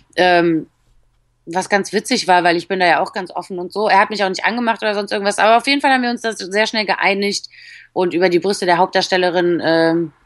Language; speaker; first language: German; early bilingual, other home language; Polish